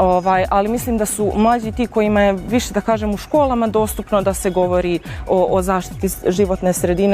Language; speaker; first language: Bosnian; native; Bosnian